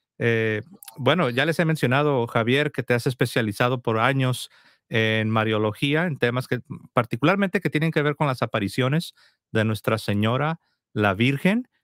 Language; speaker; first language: Spanish; native; Spanish